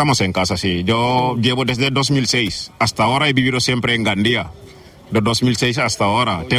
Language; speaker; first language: Spanish; non-native, fluent; Wolof